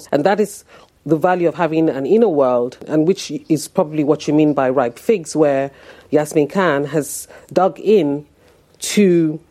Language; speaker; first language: English; non-native, local second language; Yoruba